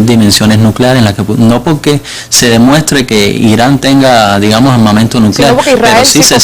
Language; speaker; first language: Spanish; native; Spanish